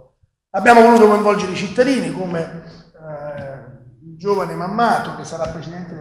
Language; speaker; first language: Italian; native; Italian